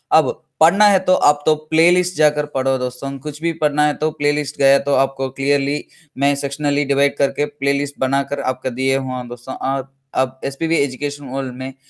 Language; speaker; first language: Hindi; non-native, local second language; Telugu